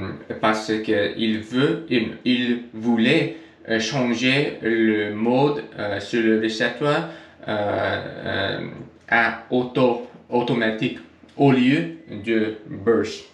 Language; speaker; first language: French; non-native, learner; English